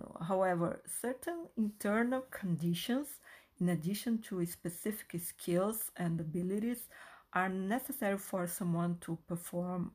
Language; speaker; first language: English; non-native, fluent; Portuguese